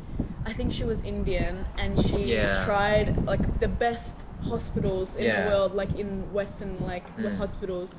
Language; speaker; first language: English; non-native, fluent; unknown